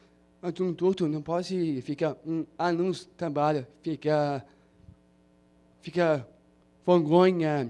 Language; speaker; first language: Portuguese; non-native, learner; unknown